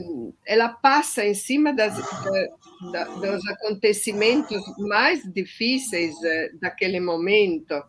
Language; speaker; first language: Portuguese; non-native, fluent; Italian